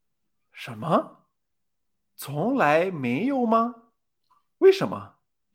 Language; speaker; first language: Chinese; non-native, fluent; Spanish